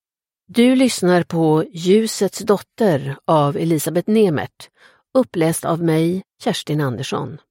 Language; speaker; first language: Swedish; native; Swedish